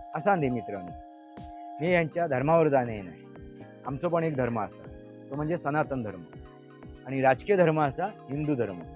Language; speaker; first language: Marathi; non-native, local second language; Konkani